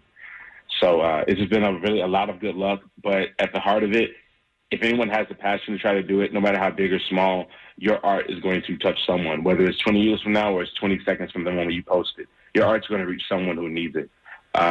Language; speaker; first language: English; native; English